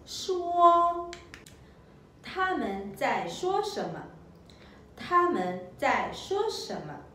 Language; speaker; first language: Chinese; non-native, local second language; Malay